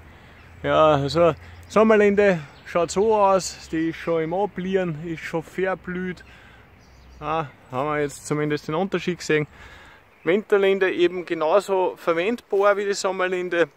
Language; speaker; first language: German; native; German